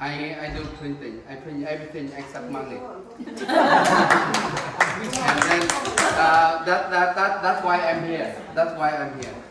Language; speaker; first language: English; non-native, fluent; Vietnamese